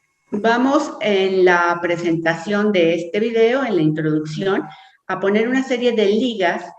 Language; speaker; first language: Spanish; native; Spanish